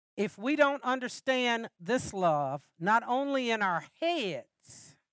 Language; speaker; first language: English; native; English